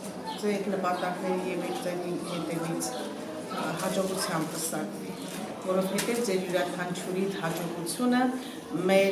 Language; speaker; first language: Armenian; native; Armenian